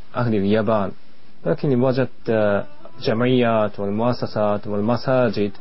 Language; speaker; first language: Arabic; non-native, fluent; Japanese